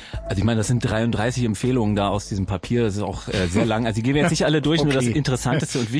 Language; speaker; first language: German; native; German